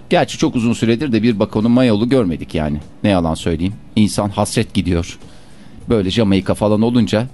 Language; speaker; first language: Turkish; native; Turkish